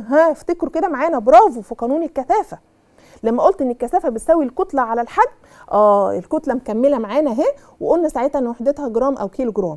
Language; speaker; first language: Arabic; native; Arabic